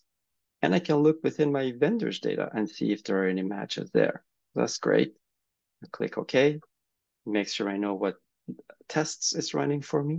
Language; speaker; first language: English; native; English